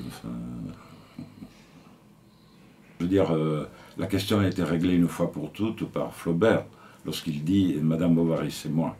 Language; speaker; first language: French; native; French